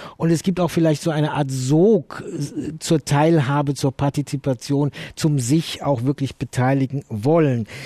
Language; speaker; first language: German; native; German